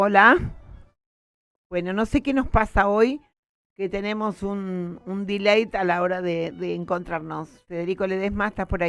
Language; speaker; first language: Spanish; native; Spanish